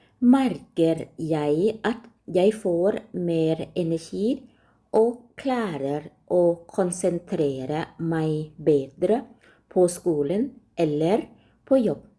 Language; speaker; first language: Norwegian; non-native, learner; Thai